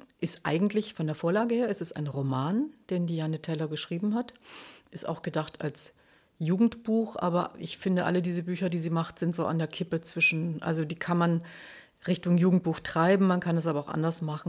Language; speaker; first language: German; native; German